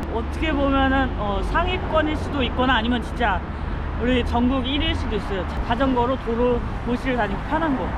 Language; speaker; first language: Korean; non-native, fluent; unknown